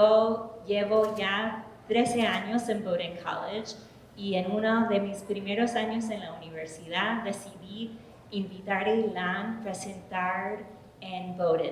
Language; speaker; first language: Spanish; early bilingual, heritage; English